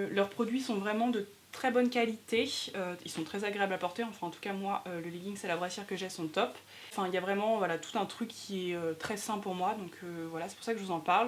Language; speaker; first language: French; native; French